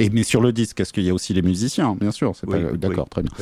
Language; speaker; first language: French; native; French